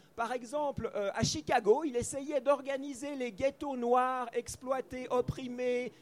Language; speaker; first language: French; native; French